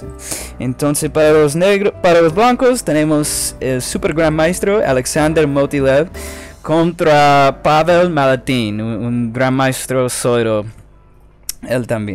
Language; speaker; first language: Spanish; non-native, fluent; English